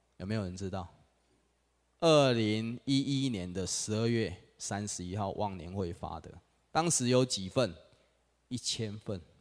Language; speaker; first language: Chinese; native; Chinese